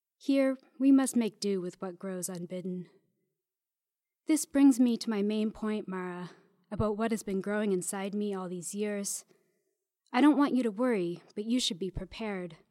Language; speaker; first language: English; native; English